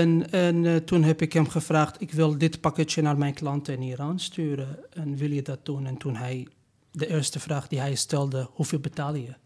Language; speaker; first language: Dutch; non-native, fluent; Persian